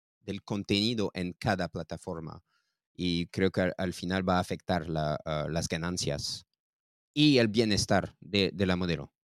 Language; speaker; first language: Spanish; non-native, learner; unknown